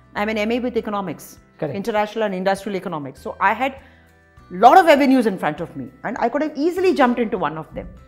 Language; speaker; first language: English; non-native, local second language; Tamil